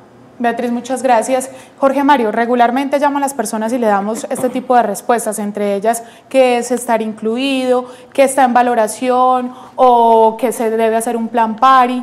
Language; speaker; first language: Spanish; native; Spanish